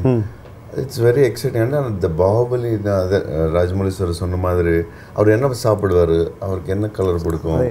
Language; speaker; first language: Tamil; non-native, learner; Telugu